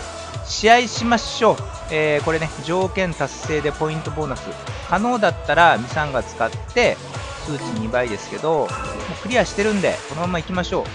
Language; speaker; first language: Japanese; native; Japanese